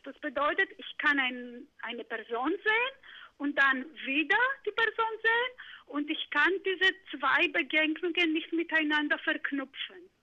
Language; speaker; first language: German; non-native, fluent; Greek